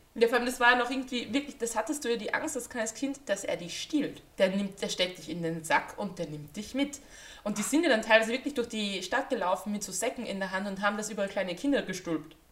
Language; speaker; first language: German; native; German